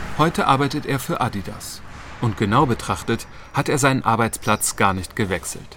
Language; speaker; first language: German; native; German